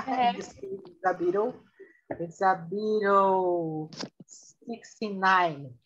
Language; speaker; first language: English; non-native, learner; Portuguese